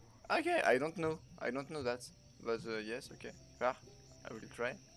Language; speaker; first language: English; non-native, learner; French